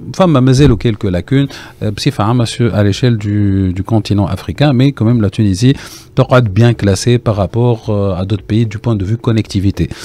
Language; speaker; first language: French; non-native, local second language; Arabic